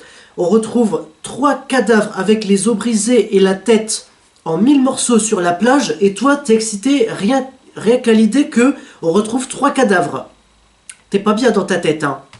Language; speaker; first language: French; native; French